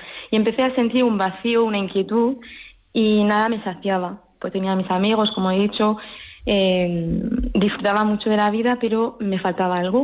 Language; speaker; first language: Spanish; early bilingual, heritage; French